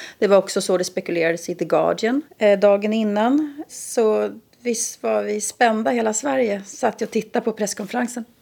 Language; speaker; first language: Swedish; native; Swedish